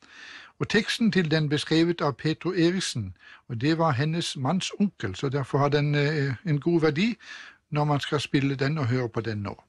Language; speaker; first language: Norwegian; native; Norwegian